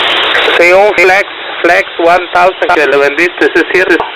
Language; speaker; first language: Spanish; native; Spanish